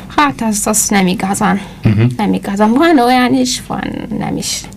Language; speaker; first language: Hungarian; non-native, learner; Amharic